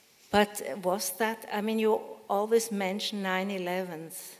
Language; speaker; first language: English; non-native, fluent; German